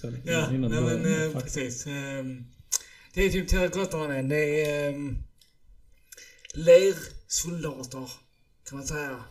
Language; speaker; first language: Swedish; early bilingual, other home language; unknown